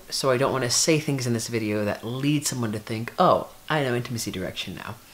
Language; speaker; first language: English; native; English